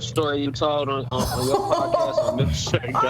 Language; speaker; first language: English; native; English